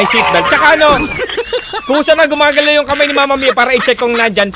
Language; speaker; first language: Filipino; native; Filipino